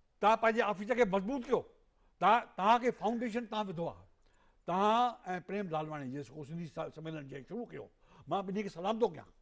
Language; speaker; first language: Sindhi; native; Sindhi